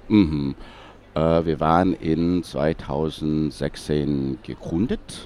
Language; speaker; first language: German; non-native, fluent; English